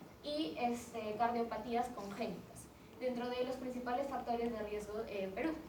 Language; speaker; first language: Spanish; native; Spanish